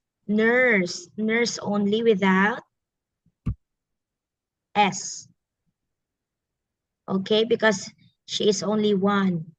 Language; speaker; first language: English; non-native, fluent; Filipino